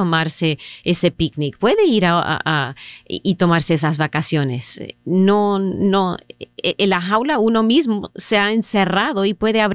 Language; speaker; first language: Spanish; early bilingual, heritage; Spanish